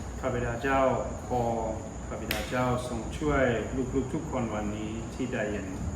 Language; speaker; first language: Thai; non-native, fluent; English